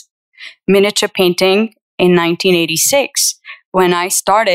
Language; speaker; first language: English; non-native, local second language; Urdu